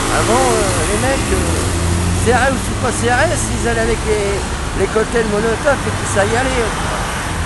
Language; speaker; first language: French; native; French